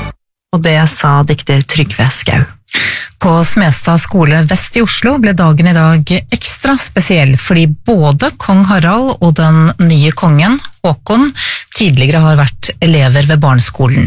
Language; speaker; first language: Norwegian; native; Norwegian